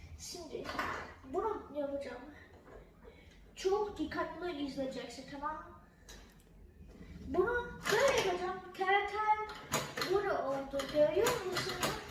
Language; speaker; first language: Turkish; early bilingual, heritage; Turkish